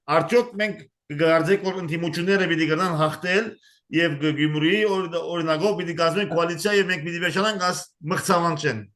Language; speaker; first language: Armenian; early bilingual, heritage; Armenian